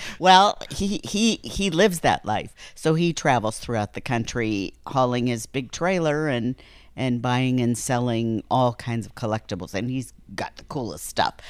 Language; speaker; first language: English; native; English